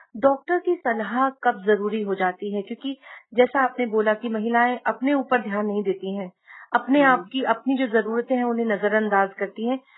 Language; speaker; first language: Hindi; native; Hindi